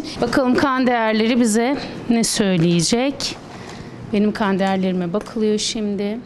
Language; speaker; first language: Turkish; native; Turkish